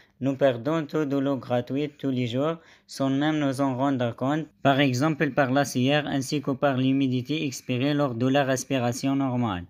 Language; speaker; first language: French; non-native, local second language; Arabic